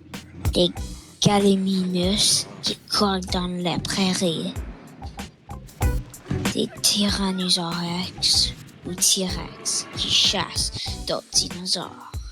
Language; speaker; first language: French; non-native, local second language; English